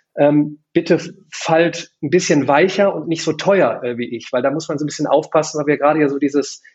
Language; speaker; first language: German; native; German